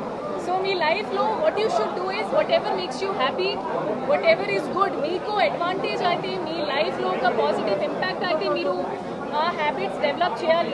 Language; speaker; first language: Telugu; non-native, fluent; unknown